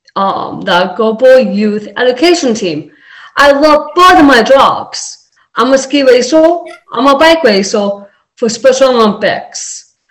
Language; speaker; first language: English; native; English